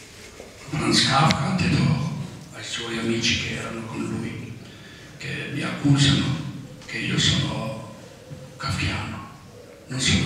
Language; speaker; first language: Italian; non-native, fluent; Albanian